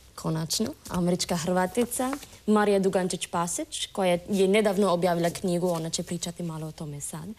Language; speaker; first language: Croatian; non-native, fluent; English